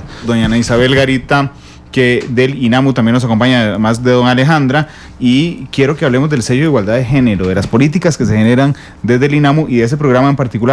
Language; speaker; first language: Spanish; native; Spanish